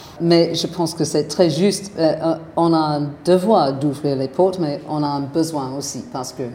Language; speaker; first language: French; non-native, fluent; English